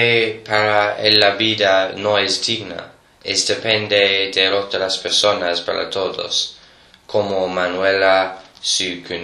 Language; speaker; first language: Spanish; non-native, learner; English